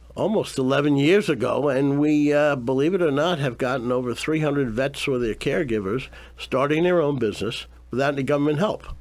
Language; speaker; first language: English; native; English